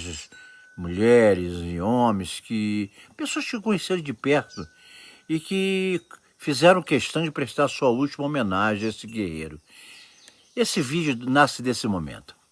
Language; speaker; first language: Portuguese; native; Portuguese